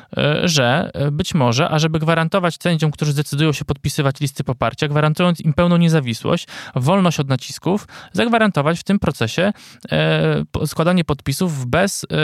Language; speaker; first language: Polish; native; Polish